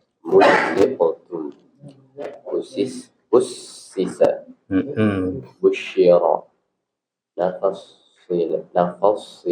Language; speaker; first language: Arabic; non-native, learner; Indonesian